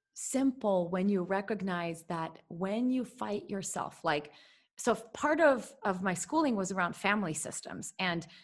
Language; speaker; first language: English; early bilingual, other home language; Russian